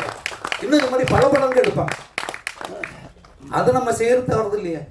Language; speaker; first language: Tamil; native; Tamil